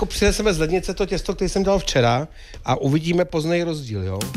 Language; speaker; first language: Czech; native; Czech